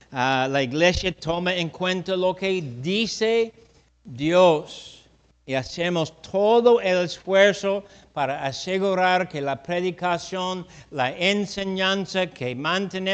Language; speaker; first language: Spanish; non-native, fluent; English